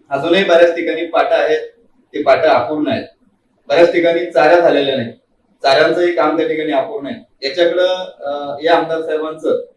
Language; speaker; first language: Marathi; native; Marathi